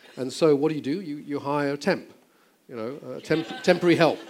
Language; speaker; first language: English; native; English